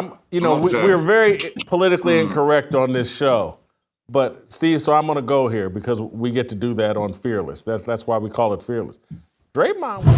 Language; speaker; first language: English; native; English